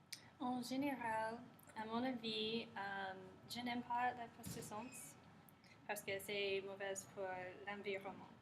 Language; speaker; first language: French; non-native, learner; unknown